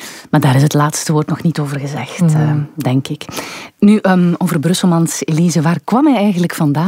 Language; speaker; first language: Dutch; native; Dutch